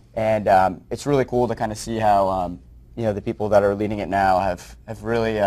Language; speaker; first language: English; native; English